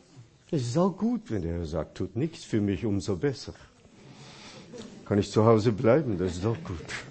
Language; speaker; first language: German; non-native, fluent; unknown